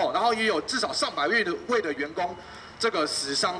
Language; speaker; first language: Chinese; native; Chinese